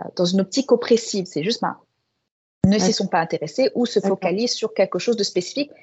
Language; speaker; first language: French; native; French